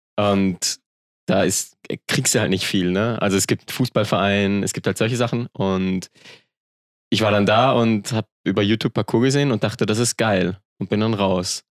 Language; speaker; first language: German; native; German